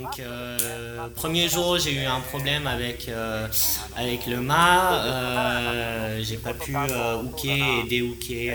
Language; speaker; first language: French; non-native, fluent; Japanese